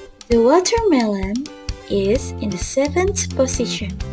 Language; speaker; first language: English; non-native, fluent; Indonesian